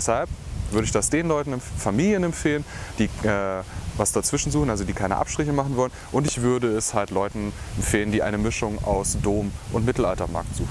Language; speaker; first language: German; native; German